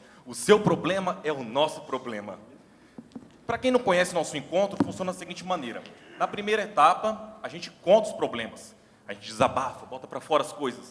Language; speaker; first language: Portuguese; native; Portuguese